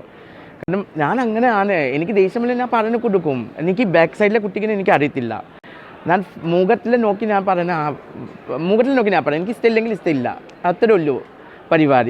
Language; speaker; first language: Malayalam; non-native, fluent; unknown